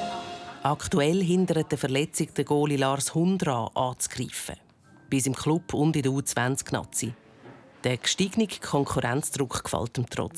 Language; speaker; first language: German; native; German